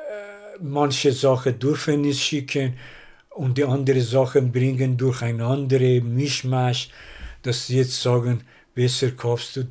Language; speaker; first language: German; non-native, learner; Persian